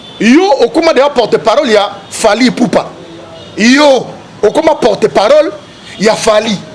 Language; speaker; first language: Lingala; native; Lingala